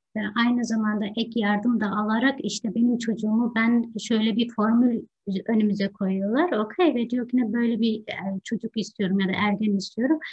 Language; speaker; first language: Turkish; early bilingual, heritage; Turkish